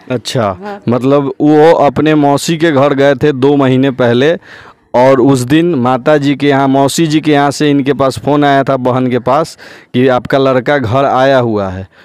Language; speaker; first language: Hindi; native; Hindi